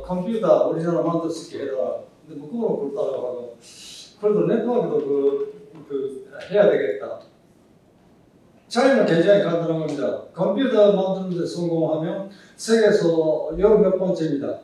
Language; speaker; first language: Korean; early bilingual, heritage; Japanese